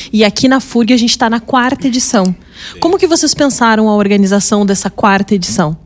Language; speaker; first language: Portuguese; native; Portuguese